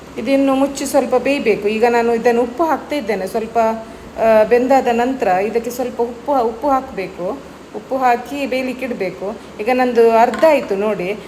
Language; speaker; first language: Kannada; non-native, local second language; Tulu